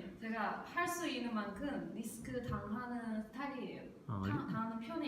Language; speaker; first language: Korean; non-native, learner; Chinese